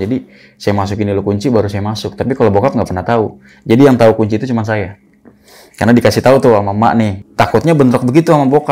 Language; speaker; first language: Indonesian; native; Indonesian